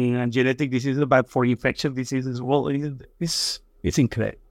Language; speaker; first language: English; non-native, fluent; Spanish